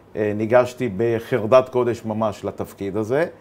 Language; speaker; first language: Hebrew; native; Hebrew